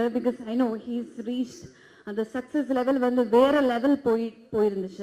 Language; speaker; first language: Tamil; non-native, fluent; Malayalam